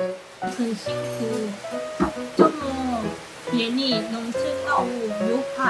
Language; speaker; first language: Chinese; non-native, learner; Korean